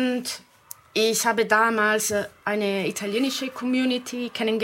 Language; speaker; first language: German; non-native, fluent; Italian